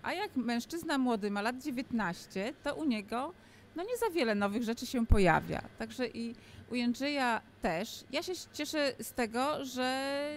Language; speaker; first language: Polish; native; Polish